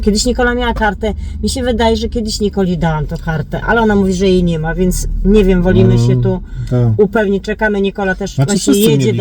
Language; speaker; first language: Polish; native; Polish